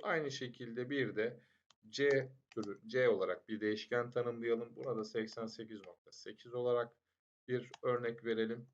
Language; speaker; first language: Turkish; native; Turkish